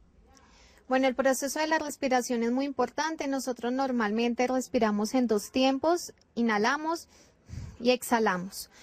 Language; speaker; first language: Spanish; native; Spanish